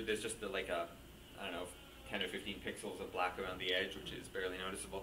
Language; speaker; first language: English; native; English